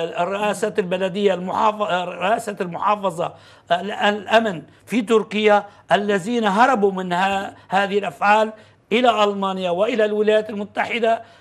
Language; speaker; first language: Arabic; non-native, fluent; Turkish